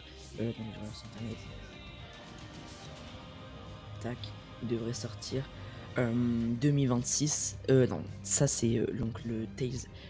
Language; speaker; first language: French; native; French